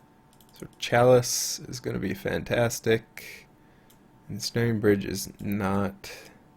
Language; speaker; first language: English; native; English